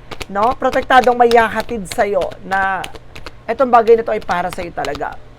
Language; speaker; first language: Filipino; native; Filipino